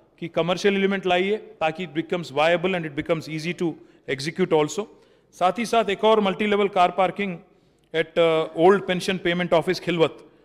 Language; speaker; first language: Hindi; non-native, local second language; Telugu